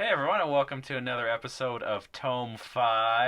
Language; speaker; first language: English; native; English